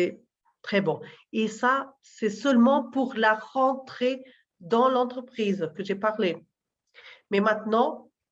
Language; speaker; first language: French; non-native, learner; Portuguese